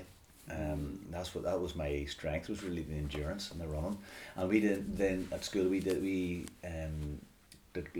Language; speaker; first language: English; native; English